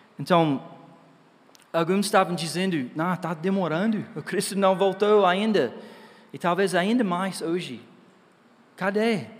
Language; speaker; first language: Portuguese; non-native, fluent; English